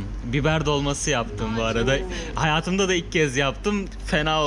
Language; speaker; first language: Turkish; native; Turkish